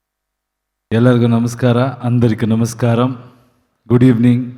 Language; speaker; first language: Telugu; non-native, learner; Kannada